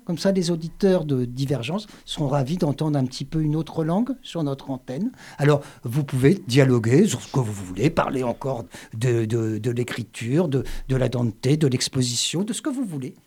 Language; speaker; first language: French; native; French